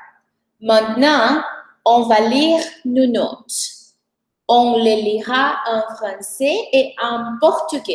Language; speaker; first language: French; non-native, fluent; Portuguese